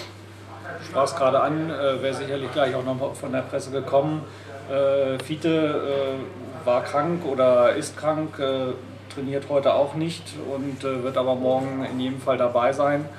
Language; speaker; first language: German; native; German